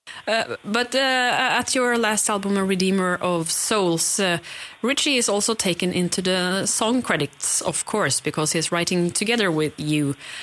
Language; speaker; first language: English; non-native, fluent; Norwegian